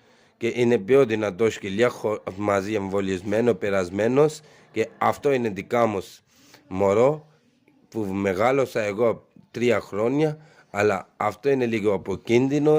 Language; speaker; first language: Greek; non-native, learner; Urdu